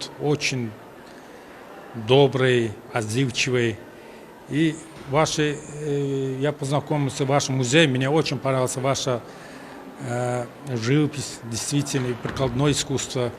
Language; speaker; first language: Russian; non-native, local second language; Turkmen